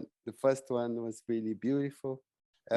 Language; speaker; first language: English; non-native, fluent; Portuguese